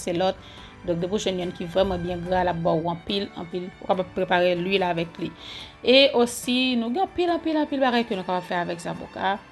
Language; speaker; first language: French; non-native, local second language; Haitian Creole